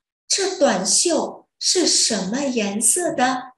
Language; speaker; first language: Chinese; non-native, fluent; Vietnamese